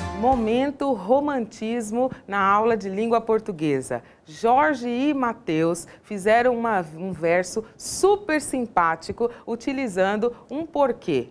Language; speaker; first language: Portuguese; native; Portuguese